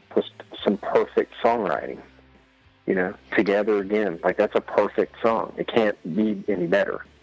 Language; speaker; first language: English; native; English